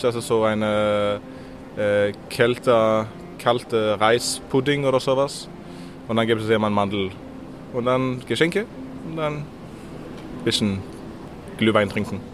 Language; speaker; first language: German; non-native, fluent; Norwegian